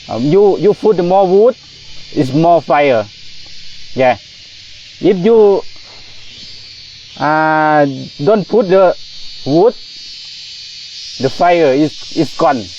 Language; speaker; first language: English; non-native, learner; Thai